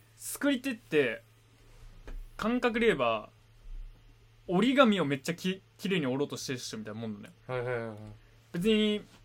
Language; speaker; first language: Japanese; native; Japanese